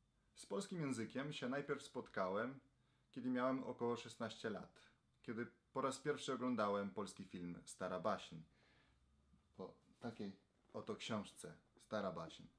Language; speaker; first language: Polish; non-native, fluent; Slovenian